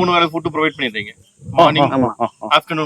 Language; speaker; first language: Tamil; native; Tamil